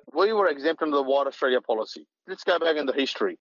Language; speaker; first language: English; non-native, local second language; Punjabi